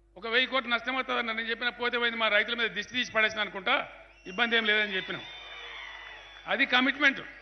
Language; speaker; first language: Telugu; native; Telugu